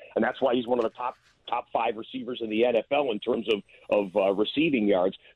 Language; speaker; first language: English; native; English